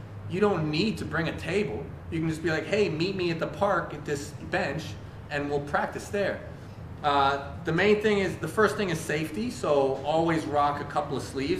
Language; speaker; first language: English; native; English